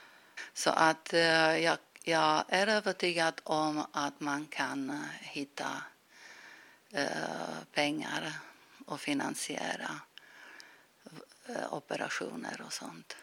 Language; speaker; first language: Swedish; non-native, fluent; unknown